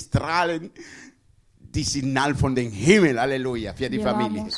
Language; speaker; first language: German; non-native, learner; Spanish